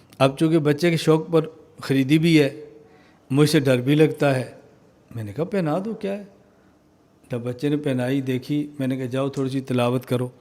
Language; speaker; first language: Urdu; non-native, local second language; Punjabi